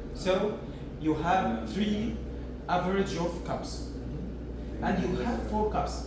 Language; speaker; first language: English; non-native, learner; Arabic